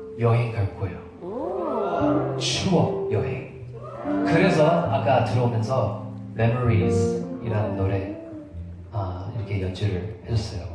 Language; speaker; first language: Korean; non-native, fluent; English